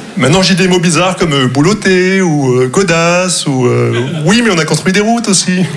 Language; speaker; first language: French; early bilingual, other home language; Arabic